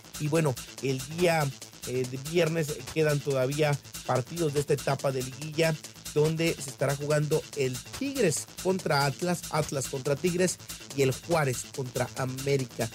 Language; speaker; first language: Spanish; native; Spanish